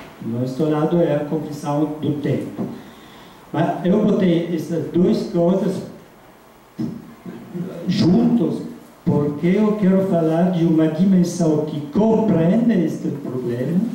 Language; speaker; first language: Portuguese; non-native, fluent; Italian